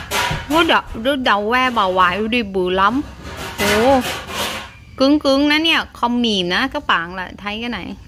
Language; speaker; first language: Vietnamese; non-native, learner; Thai